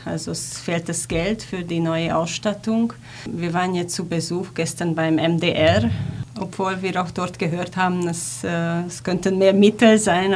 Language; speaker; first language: German; non-native, fluent; Hungarian